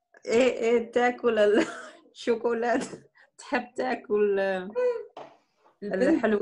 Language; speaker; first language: Arabic; non-native, learner; Dutch